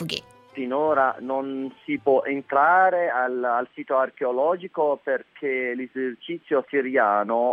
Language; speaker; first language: Italian; non-native, learner; Arabic